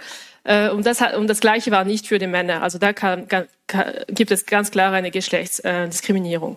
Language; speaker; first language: German; non-native, local second language; French